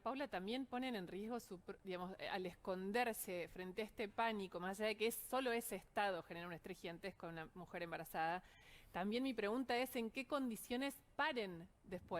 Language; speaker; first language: Spanish; native; Spanish